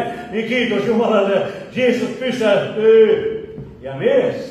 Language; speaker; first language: Finnish; non-native, learner; Swedish